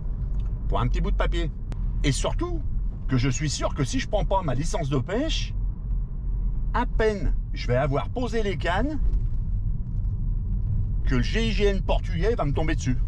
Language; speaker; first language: French; native; French